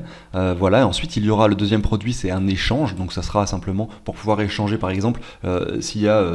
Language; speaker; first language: French; native; French